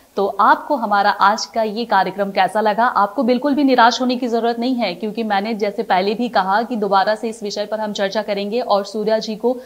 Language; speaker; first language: Hindi; native; Hindi